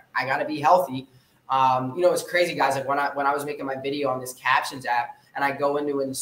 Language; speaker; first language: English; native; English